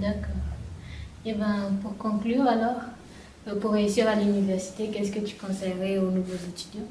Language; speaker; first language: French; native; French